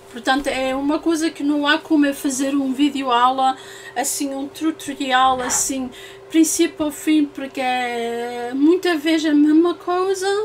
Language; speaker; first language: Portuguese; early bilingual, heritage; English